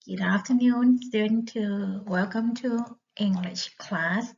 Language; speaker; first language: English; non-native, learner; Thai